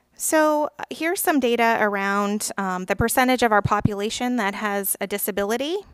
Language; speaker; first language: English; native; English